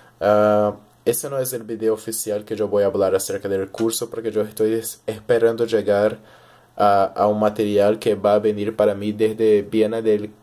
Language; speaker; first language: Spanish; early bilingual, heritage; Portuguese